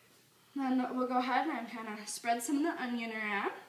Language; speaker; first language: English; native; English